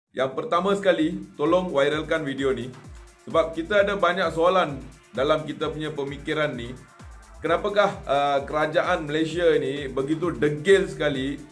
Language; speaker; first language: Malay; non-native, local second language; Tamil